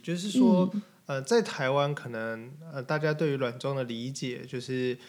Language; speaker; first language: Chinese; native; Chinese